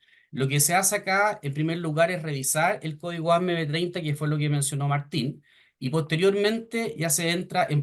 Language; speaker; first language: Spanish; native; Spanish